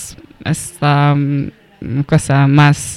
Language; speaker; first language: Spanish; non-native, learner; Hungarian